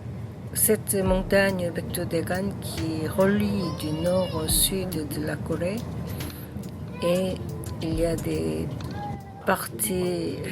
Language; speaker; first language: French; non-native, learner; Korean